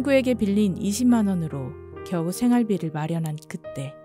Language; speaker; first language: Korean; native; Korean